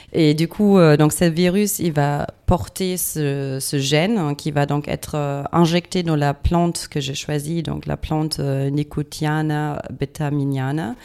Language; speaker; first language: French; non-native, fluent; German